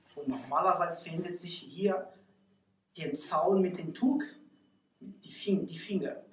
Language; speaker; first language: German; non-native, learner; Portuguese